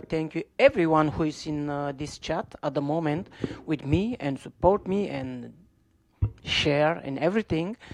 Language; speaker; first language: English; non-native, learner; Romanian